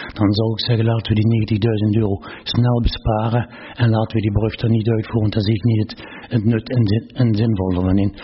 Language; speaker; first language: Dutch; native; Dutch